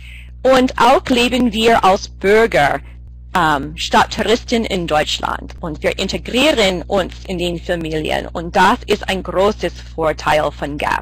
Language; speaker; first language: German; non-native, fluent; English